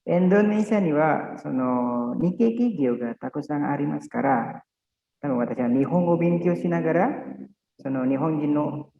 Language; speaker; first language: Japanese; non-native, learner; Indonesian